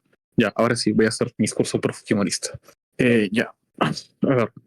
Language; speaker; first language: Spanish; native; Spanish